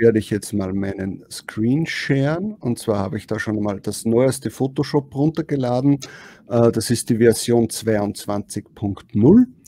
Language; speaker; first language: German; native; German